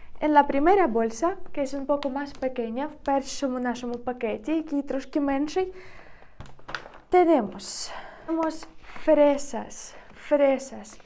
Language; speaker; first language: Spanish; non-native, learner; Ukrainian